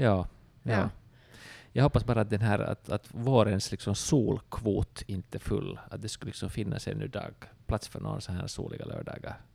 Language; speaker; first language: Swedish; native; Swedish